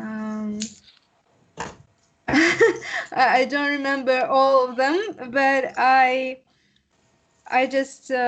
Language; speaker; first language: English; non-native, learner; Russian